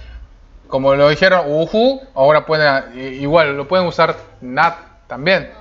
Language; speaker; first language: Spanish; non-native, fluent; Korean